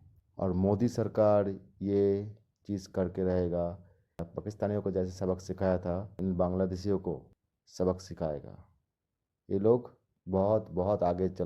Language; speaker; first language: Hindi; non-native, local second language; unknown